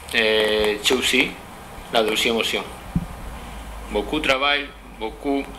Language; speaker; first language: French; non-native, learner; Spanish